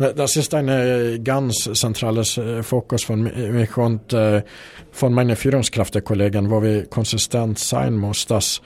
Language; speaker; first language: German; non-native, fluent; Swedish